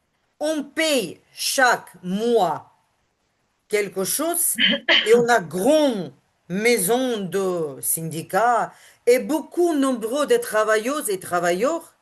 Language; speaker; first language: French; non-native, learner; Ukrainian